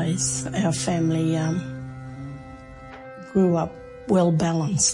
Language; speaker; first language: English; native; English